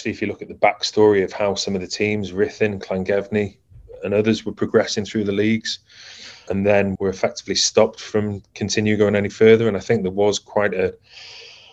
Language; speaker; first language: English; native; English